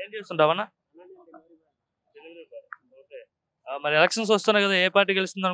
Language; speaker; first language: Telugu; native; Telugu